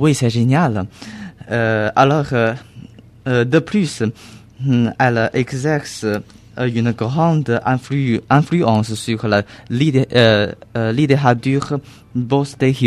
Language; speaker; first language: French; non-native, learner; Chinese